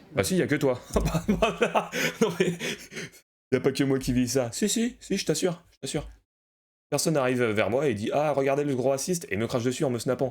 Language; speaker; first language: French; native; French